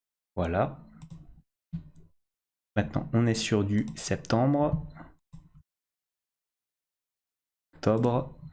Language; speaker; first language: French; native; French